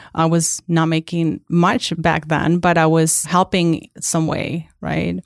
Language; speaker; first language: English; non-native, fluent; Spanish